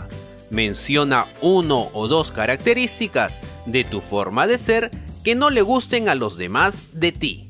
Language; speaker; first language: Spanish; native; Spanish